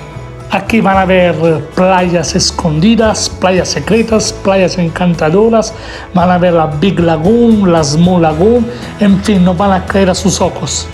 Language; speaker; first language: Spanish; non-native, fluent; Italian